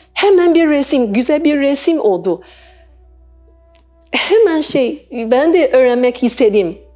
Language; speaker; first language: Turkish; non-native, learner; Chinese